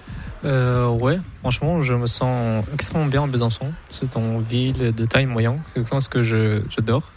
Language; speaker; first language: French; non-native, fluent; Russian